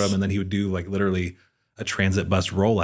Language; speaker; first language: English; native; English